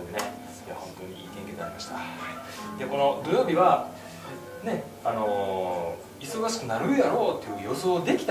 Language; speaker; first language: Japanese; native; Japanese